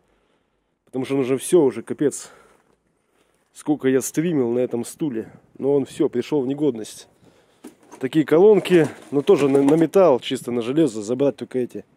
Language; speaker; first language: Russian; native; Russian